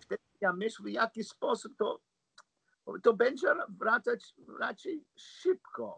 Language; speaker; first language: Polish; non-native, learner; English